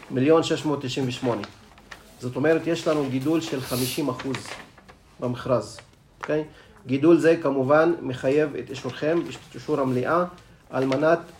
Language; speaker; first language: Hebrew; non-native, local second language; Arabic